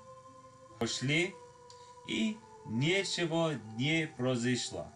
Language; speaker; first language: Russian; non-native, learner; English